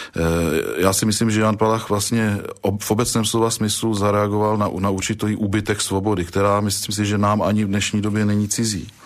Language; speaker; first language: Czech; native; Czech